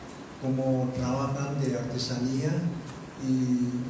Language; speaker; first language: Spanish; non-native, local second language; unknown